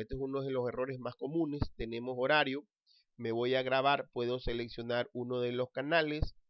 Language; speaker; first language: Spanish; native; Spanish